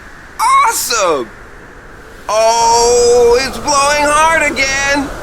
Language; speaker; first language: English; native; English